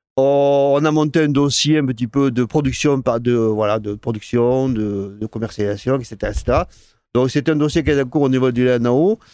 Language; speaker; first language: French; non-native, fluent; Spanish